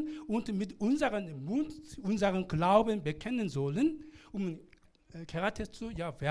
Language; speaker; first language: German; non-native, learner; Korean